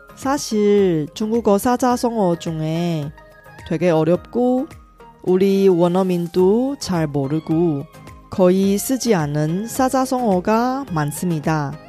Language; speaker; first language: Korean; non-native, fluent; Chinese